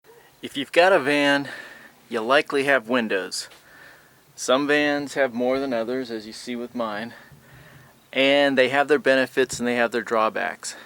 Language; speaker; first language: English; native; English